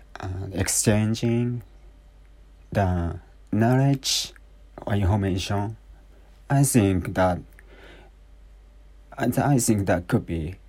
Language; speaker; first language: English; non-native, learner; Japanese